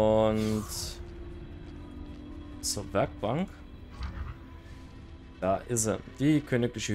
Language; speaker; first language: German; native; German